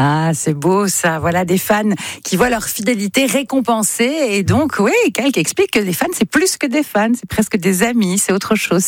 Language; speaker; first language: French; native; French